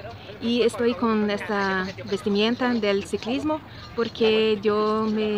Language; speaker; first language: Spanish; non-native, learner; Portuguese